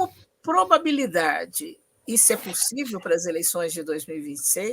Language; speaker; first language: Portuguese; native; Portuguese